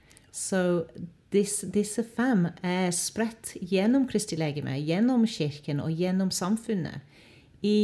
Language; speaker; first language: Norwegian; non-native, fluent; English